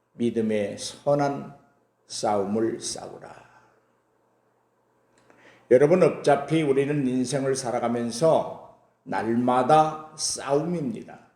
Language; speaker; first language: Korean; native; Korean